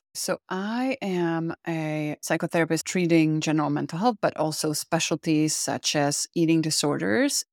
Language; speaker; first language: English; non-native, fluent; Czech